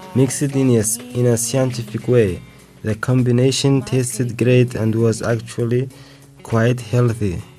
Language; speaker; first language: English; non-native, fluent; Arabic